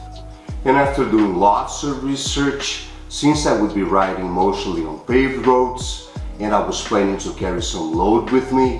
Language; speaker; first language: English; non-native, fluent; Portuguese